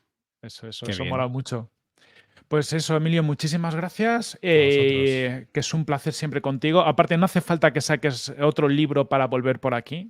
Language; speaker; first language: Spanish; native; Spanish